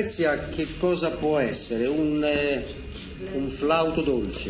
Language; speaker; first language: Italian; native; Italian